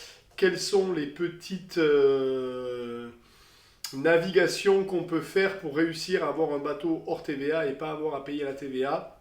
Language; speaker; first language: French; native; French